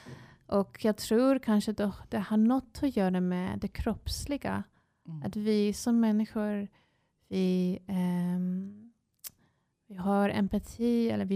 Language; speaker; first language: Swedish; non-native, fluent; English